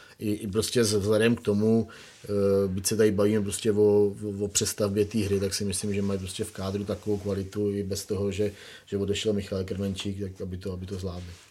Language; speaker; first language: Czech; native; Czech